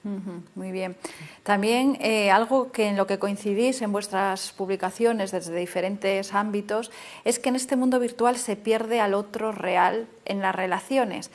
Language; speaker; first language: Spanish; native; Spanish